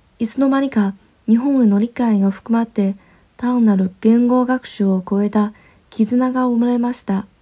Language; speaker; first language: Japanese; non-native, fluent; Chinese